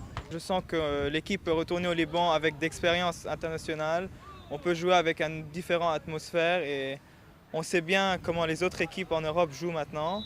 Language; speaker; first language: French; non-native, local second language; Arabic